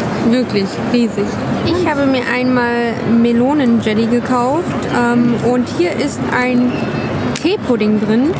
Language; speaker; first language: German; native; German